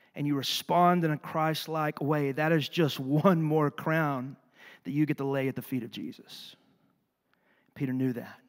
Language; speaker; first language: English; native; English